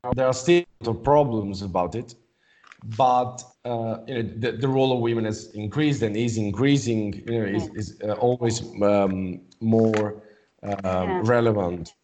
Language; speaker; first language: English; non-native, fluent; Italian